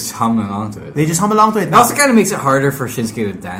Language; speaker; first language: English; non-native, local second language; Filipino